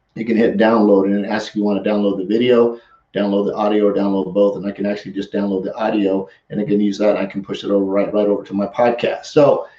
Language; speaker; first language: English; native; English